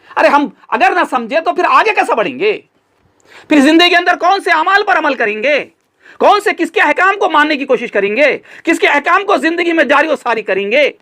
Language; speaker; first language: Urdu; native; Urdu